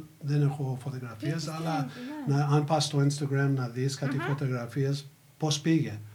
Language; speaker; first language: Greek; early bilingual, heritage; Greek